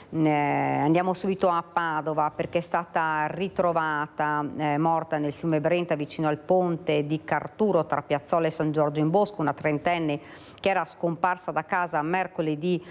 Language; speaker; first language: Italian; native; Italian